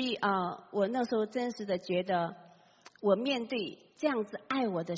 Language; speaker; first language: Chinese; native; Chinese